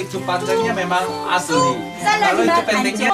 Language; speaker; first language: Indonesian; non-native, learner; Korean